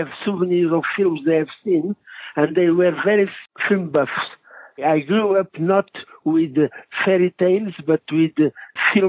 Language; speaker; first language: English; non-native, fluent; Portuguese